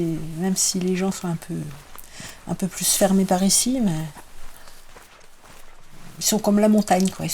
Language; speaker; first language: French; native; French